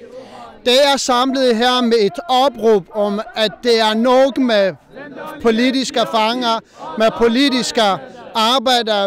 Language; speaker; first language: Danish; non-native, fluent; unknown